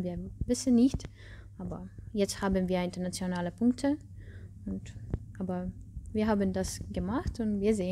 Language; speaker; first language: German; non-native, learner; Russian